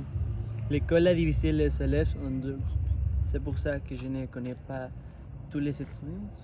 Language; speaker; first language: French; non-native, learner; Spanish